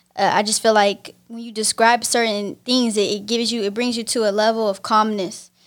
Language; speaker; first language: English; native; English